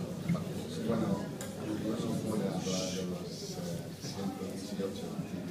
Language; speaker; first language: Spanish; non-native, fluent; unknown